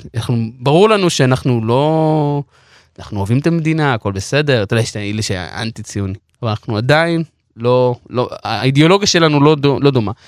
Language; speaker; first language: Hebrew; non-native, local second language; Yiddish